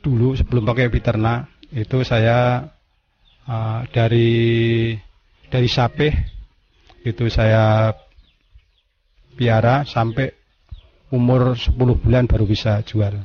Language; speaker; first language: Indonesian; non-native, local second language; Javanese